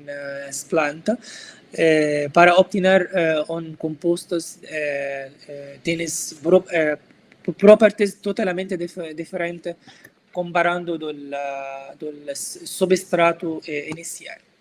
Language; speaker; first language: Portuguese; non-native, learner; Arabic